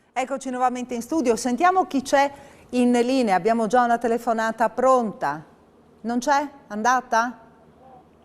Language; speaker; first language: Italian; native; Italian